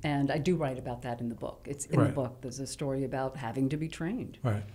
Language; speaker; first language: English; native; English